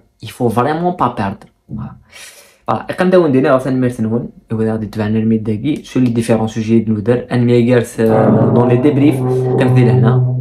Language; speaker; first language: French; non-native, local second language; Kabyle